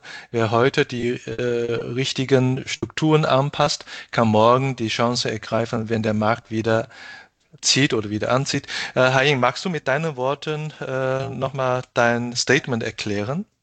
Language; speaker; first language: German; non-native, fluent; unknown